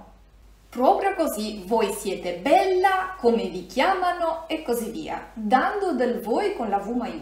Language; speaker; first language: Italian; non-native, fluent; Russian